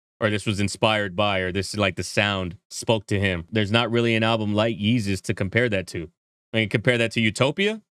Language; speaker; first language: English; native; English